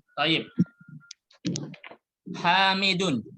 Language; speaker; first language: Arabic; non-native, fluent; Indonesian